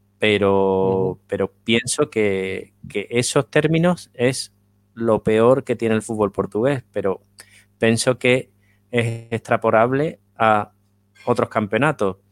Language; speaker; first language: Spanish; native; Spanish